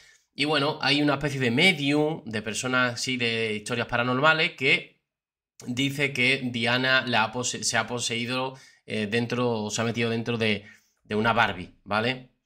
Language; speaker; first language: Spanish; native; Spanish